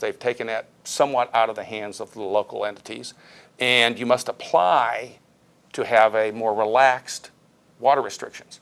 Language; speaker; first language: English; native; English